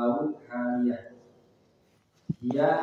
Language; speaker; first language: Arabic; non-native, learner; Indonesian